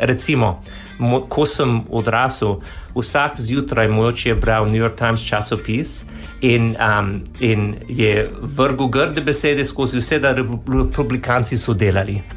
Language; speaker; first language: Slovenian; non-native, fluent; English